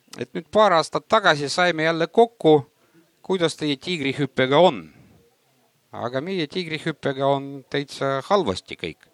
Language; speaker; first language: Estonian; non-native, local second language; Russian